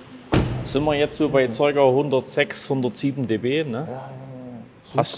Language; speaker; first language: German; native; German